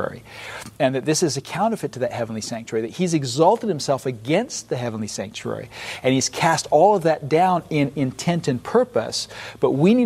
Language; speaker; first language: English; native; English